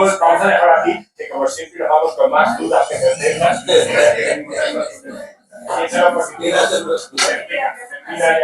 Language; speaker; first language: Spanish; non-native, learner; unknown